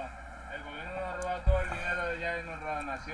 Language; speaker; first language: Spanish; native; Spanish